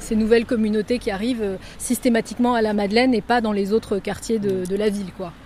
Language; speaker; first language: French; native; French